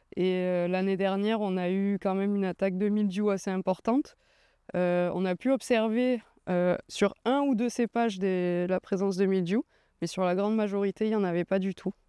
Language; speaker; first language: French; native; French